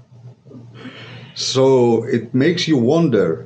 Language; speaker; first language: English; non-native, fluent; Greek